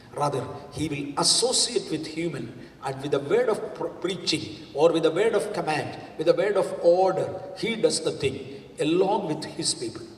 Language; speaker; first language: English; non-native, local second language; Malayalam